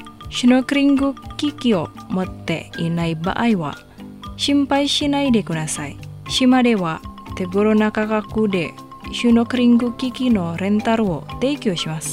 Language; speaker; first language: Japanese; non-native, fluent; Indonesian